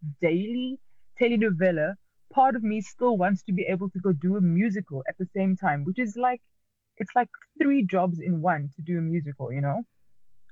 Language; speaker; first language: English; native; English